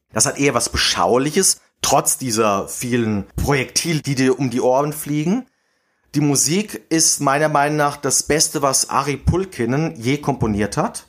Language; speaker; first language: German; native; German